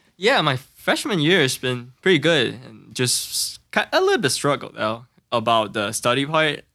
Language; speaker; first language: English; non-native, learner; Chinese